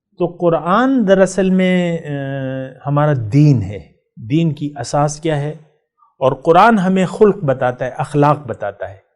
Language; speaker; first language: Urdu; non-native, local second language; Pashto